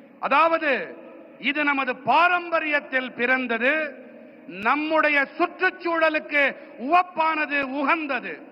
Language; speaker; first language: Tamil; native; Tamil